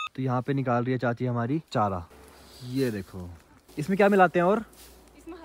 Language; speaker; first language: Hindi; native; Hindi